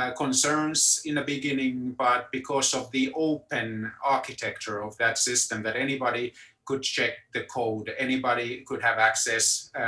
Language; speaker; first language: English; non-native, fluent; Finnish